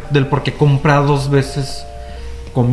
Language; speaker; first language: Spanish; native; Spanish